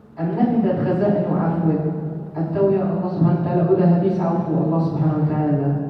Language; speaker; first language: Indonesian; non-native, fluent; Arabic